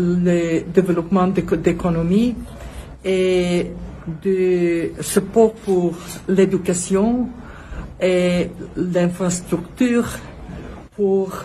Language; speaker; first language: French; non-native, learner; Bulgarian